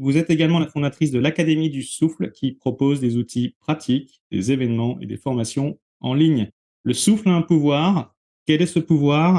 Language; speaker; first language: French; native; French